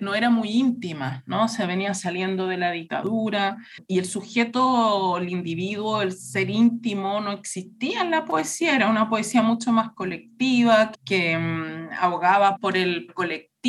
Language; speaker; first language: Spanish; native; Spanish